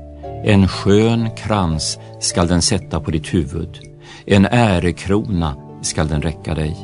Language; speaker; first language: Swedish; native; Swedish